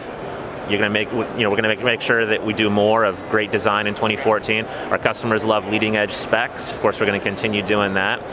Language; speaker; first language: English; native; English